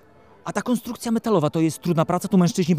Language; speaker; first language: Polish; native; Polish